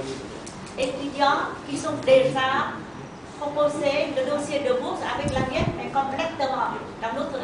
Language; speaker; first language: French; non-native, learner; Vietnamese